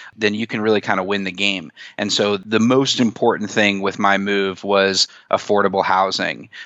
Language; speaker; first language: English; native; English